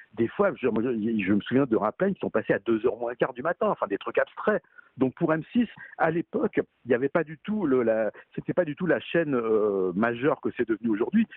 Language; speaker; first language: French; native; French